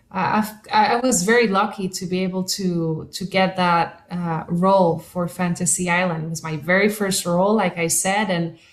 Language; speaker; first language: English; non-native, local second language; Spanish